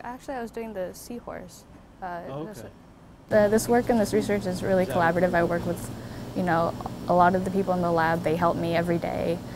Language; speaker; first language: English; native; English